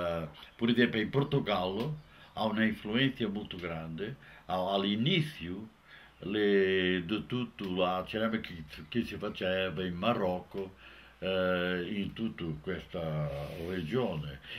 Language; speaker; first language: Italian; non-native, fluent; Portuguese